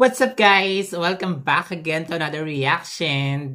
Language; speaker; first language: English; non-native, local second language; Filipino